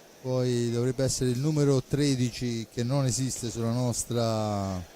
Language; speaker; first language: Italian; native; Italian